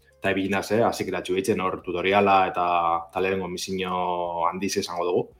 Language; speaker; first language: Basque; native; Basque